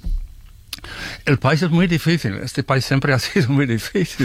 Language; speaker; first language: Spanish; non-native, fluent; English